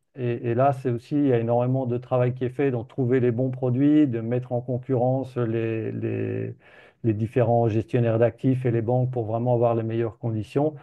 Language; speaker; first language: French; native; French